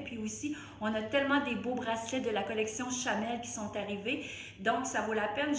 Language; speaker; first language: French; native; French